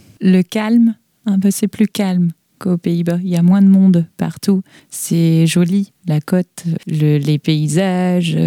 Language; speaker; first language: French; non-native, fluent; Dutch